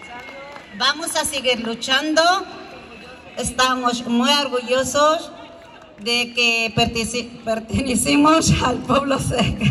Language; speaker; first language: Spanish; non-native, fluent; Arabic